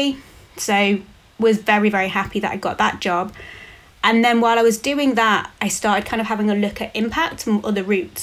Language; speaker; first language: English; native; English